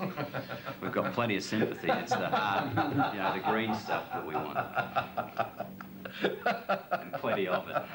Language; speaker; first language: English; native; English